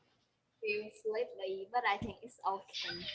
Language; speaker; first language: English; non-native, learner; Vietnamese